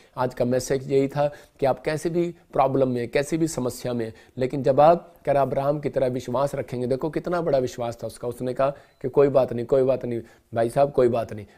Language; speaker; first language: Hindi; non-native, local second language; Punjabi